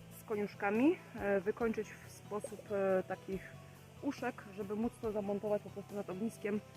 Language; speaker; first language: Polish; native; Polish